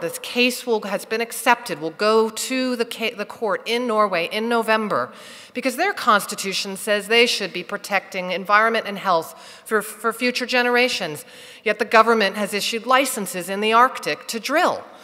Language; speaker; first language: English; native; English